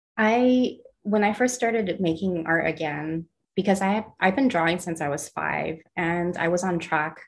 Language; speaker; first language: English; early bilingual, other home language; Chinese